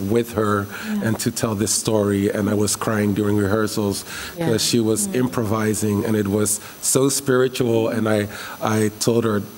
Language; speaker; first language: English; early bilingual, other home language; Dutch